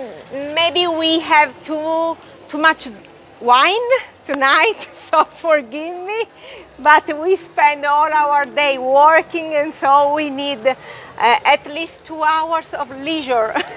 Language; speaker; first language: English; non-native, fluent; Italian